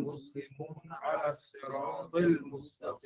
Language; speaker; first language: Arabic; non-native, learner; English